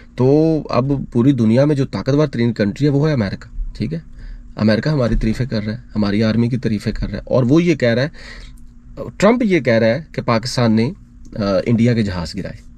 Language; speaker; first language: Urdu; non-native, local second language; Punjabi